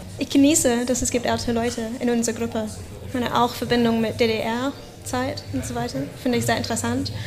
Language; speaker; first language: German; non-native, fluent; English